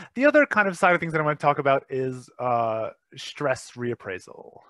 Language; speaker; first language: English; native; English